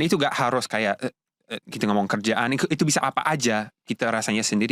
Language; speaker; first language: Indonesian; non-native, fluent; English